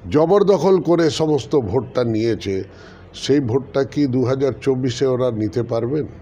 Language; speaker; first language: Bangla; non-native, local second language; Punjabi